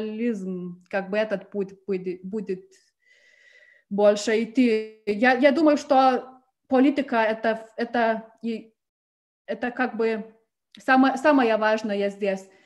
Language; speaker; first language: Russian; non-native, fluent; Lithuanian